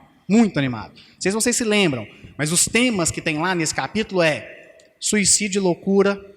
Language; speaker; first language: Portuguese; native; Portuguese